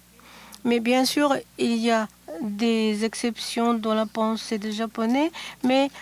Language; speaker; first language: French; non-native, fluent; Japanese